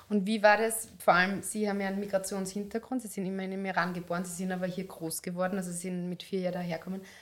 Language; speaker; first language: German; native; German